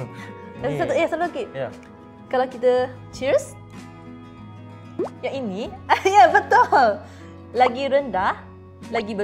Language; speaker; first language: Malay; non-native, fluent; Chinese